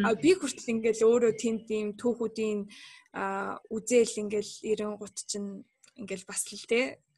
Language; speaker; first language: Mongolian; non-native, local second language; Kazakh